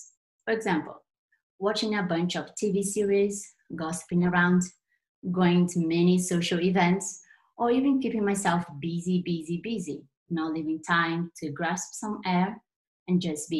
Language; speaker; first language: English; non-native, fluent; Portuguese